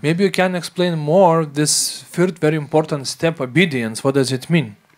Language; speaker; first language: English; non-native, fluent; Lithuanian